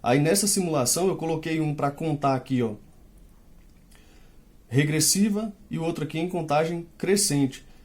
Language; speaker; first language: Portuguese; native; Portuguese